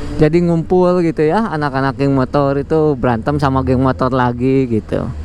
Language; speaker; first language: Indonesian; native; Indonesian